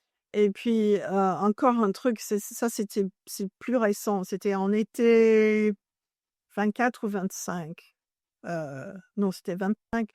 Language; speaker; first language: French; non-native, fluent; English